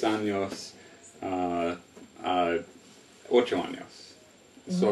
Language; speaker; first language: Spanish; non-native, learner; English